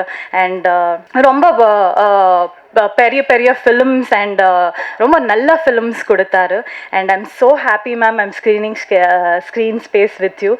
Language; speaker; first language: Tamil; non-native, learner; Hindi